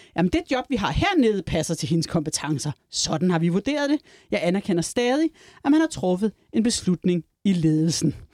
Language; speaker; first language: Danish; native; Danish